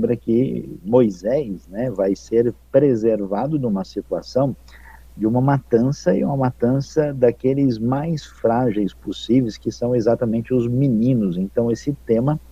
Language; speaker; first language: Portuguese; non-native, fluent; Ukrainian